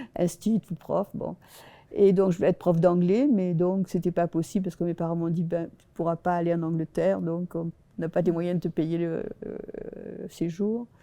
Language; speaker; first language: French; early bilingual, other home language; Spanish